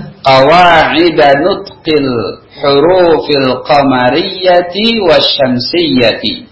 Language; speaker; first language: Arabic; non-native, fluent; Indonesian